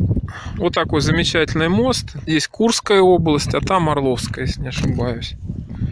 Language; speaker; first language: Russian; native; Russian